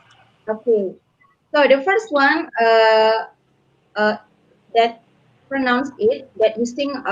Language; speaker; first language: English; non-native, learner; Indonesian